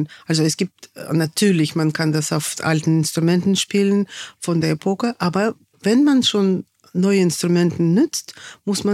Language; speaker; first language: German; non-native, fluent; Russian